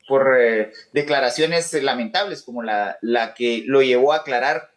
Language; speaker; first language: Spanish; native; Spanish